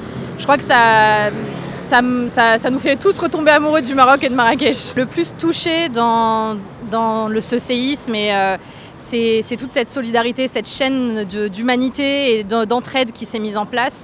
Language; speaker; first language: French; native; French